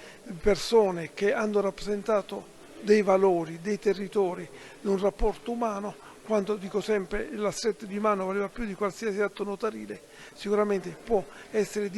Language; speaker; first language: Italian; native; Italian